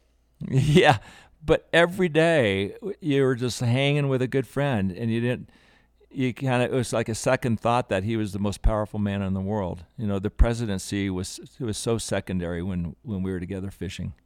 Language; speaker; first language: English; native; English